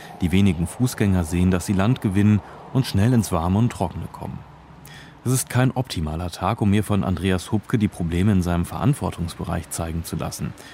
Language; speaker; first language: German; native; German